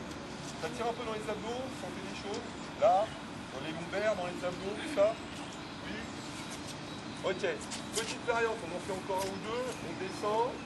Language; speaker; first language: French; native; French